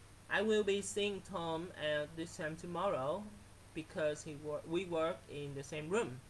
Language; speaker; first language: English; non-native, fluent; Vietnamese